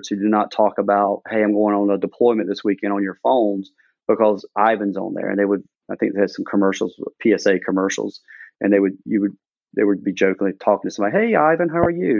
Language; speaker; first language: English; native; English